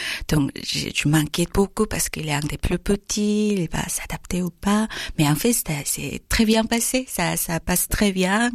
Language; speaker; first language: French; non-native, learner; Korean